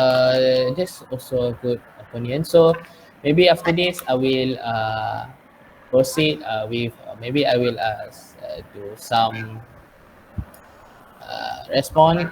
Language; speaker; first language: English; non-native, learner; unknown